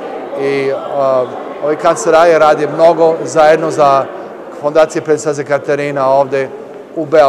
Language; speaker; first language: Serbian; early bilingual, heritage; English